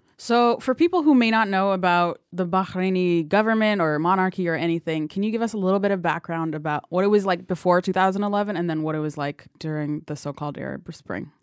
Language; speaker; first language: English; early bilingual, other home language; Amharic